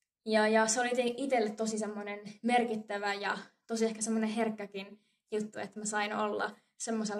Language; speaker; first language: Finnish; native; Finnish